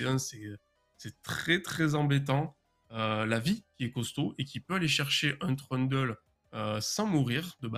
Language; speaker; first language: French; native; French